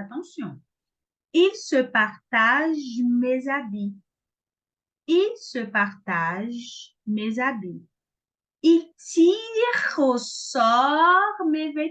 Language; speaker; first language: French; non-native, fluent; Portuguese